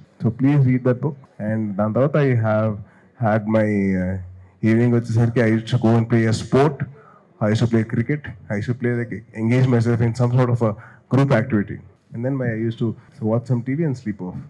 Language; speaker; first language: English; non-native, local second language; Telugu